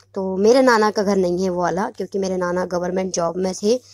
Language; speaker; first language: Hindi; native; Hindi